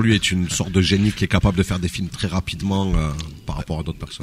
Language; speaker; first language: French; native; French